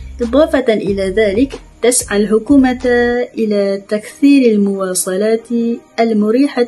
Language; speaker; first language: Arabic; non-native, learner; Malay